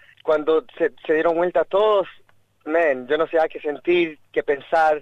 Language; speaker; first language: Spanish; early bilingual, heritage; Spanish